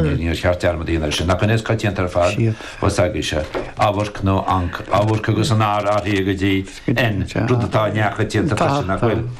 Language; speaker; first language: Irish; native; Irish